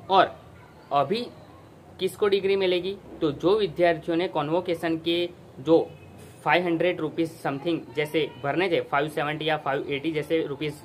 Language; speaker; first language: Hindi; non-native, local second language; Gujarati